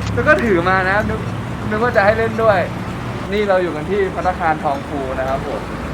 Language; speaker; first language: Thai; native; Thai